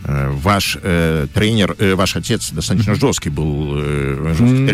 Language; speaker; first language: Russian; native; Russian